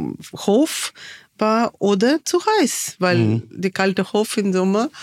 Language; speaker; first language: German; non-native, fluent; Russian